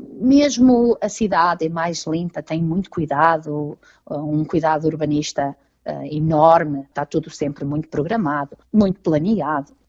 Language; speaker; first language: Portuguese; native; Portuguese